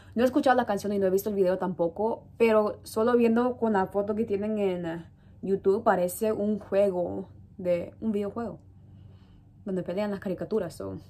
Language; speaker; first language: Spanish; early bilingual, heritage; Spanish